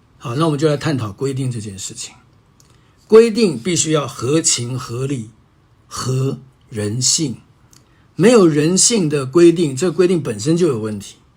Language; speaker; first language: Chinese; native; Chinese